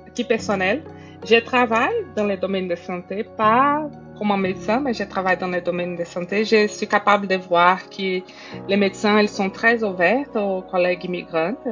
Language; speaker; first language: French; non-native, fluent; Portuguese